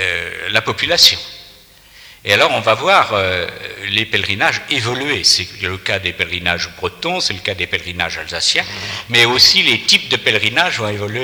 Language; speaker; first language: French; native; French